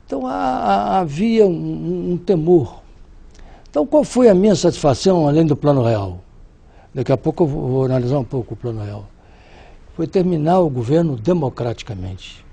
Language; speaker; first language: Portuguese; native; Portuguese